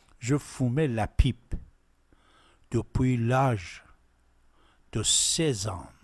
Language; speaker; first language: French; non-native, fluent; Persian